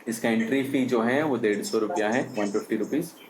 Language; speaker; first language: Hindi; non-native, local second language; Tamil